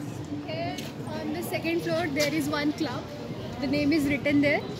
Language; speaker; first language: English; non-native, local second language; Hindi